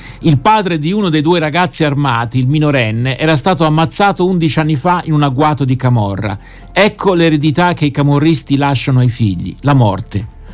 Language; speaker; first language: Italian; native; Italian